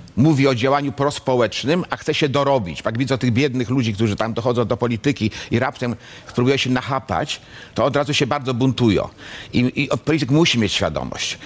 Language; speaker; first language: Polish; native; Polish